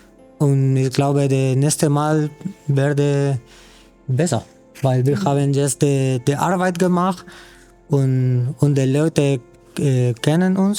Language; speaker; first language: German; non-native, learner; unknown